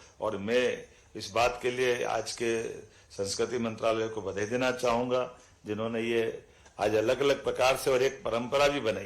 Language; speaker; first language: Hindi; native; Hindi